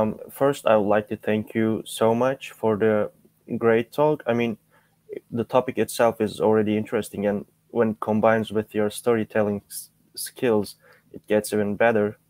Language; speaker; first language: English; non-native, fluent; Turkish